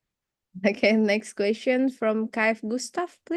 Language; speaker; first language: English; non-native, fluent; Indonesian